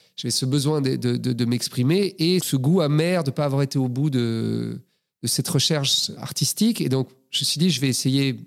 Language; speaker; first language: French; native; French